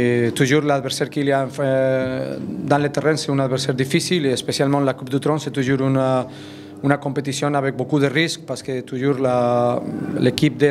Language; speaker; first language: French; non-native, fluent; Spanish